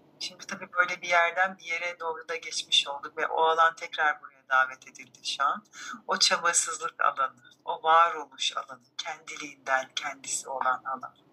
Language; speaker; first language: Turkish; native; Turkish